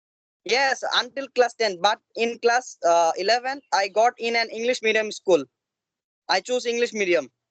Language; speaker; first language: English; non-native, learner; Assamese